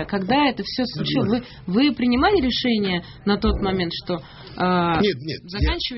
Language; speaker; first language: Russian; native; Russian